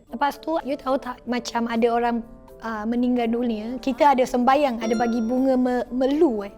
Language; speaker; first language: Malay; non-native, local second language; Tamil